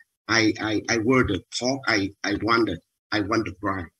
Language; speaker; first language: English; non-native, learner; Vietnamese